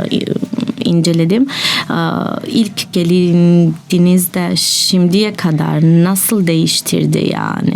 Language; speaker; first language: Turkish; non-native, learner; Albanian